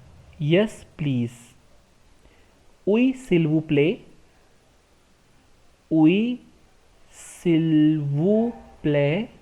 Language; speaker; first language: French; non-native, fluent; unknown